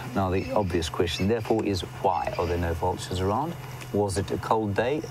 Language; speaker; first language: English; native; English